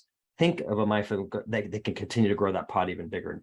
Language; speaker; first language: English; native; English